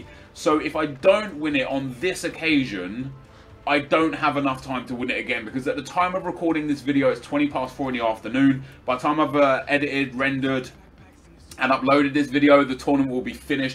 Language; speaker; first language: English; native; English